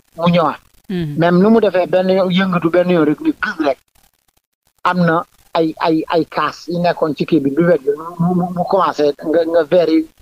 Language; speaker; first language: Wolof; non-native, local second language; Jola-Fonyi